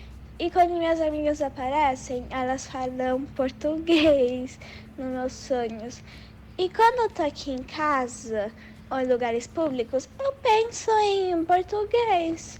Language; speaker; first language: Portuguese; early bilingual, other home language; Spanish